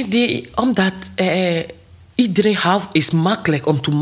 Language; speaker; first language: Dutch; non-native, learner; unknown